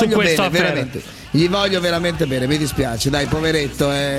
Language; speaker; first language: Italian; native; Italian